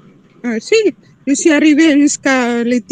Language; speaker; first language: French; non-native, local second language; Tamil